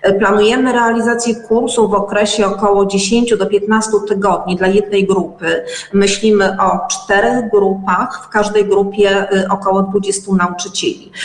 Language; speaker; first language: Polish; native; Polish